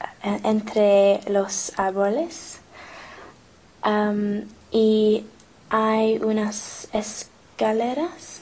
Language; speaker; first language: Spanish; non-native, learner; English